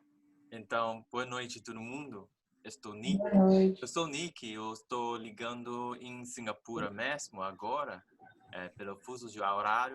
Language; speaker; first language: Portuguese; non-native, fluent; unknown